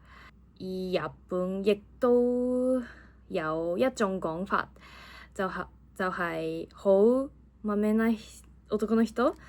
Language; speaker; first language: Cantonese; non-native, fluent; Japanese